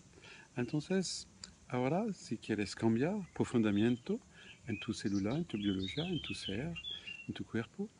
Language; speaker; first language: Spanish; non-native, fluent; French